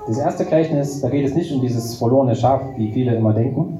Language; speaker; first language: German; native; German